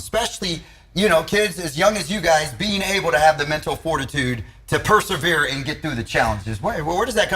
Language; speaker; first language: English; native; English